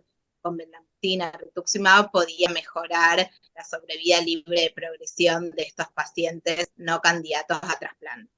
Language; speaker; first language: Spanish; native; Spanish